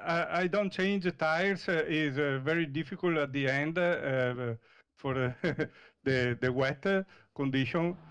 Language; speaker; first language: English; non-native, learner; Italian